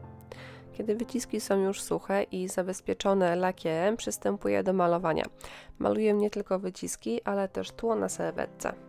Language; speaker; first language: Polish; native; Polish